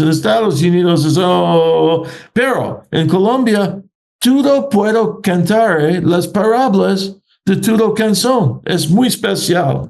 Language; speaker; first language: Spanish; non-native, learner; English